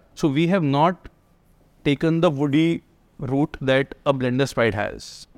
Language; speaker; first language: English; non-native, local second language; Hindi